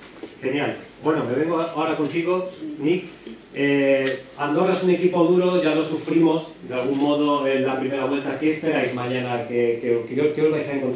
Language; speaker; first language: Spanish; native; Spanish